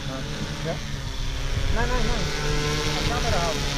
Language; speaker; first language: German; non-native, learner; Slovak